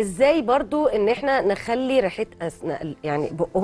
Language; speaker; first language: Arabic; native; Arabic